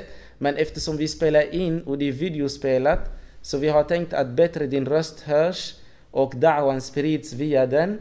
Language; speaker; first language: Swedish; non-native, fluent; Arabic